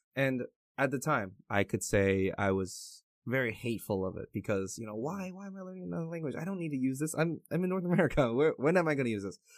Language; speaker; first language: English; early bilingual, other home language; Chinese